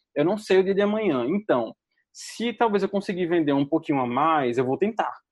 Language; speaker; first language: Portuguese; native; Portuguese